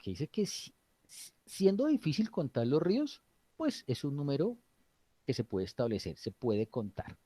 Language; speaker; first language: Spanish; native; Spanish